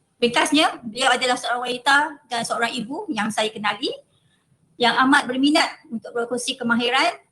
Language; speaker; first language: Malay; native; Malay